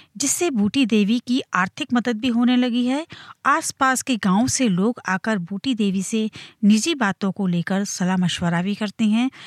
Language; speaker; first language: Hindi; native; Hindi